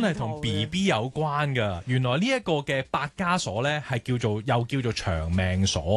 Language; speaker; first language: Cantonese; native; Cantonese